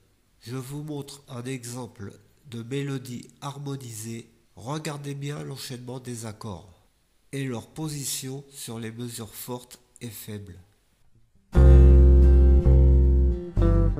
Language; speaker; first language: French; native; French